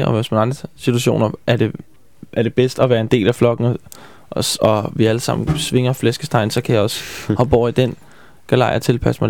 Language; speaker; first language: Danish; native; Danish